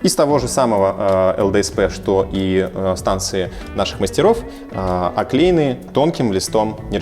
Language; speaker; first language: Russian; native; Russian